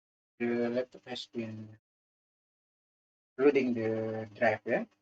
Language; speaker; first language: English; non-native, learner; Indonesian